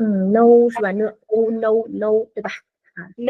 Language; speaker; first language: Chinese; non-native, fluent; Vietnamese